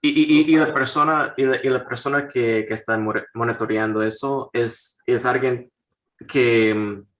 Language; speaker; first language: Spanish; non-native, fluent; English